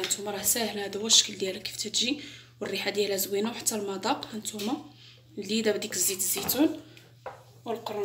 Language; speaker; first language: Arabic; native; Arabic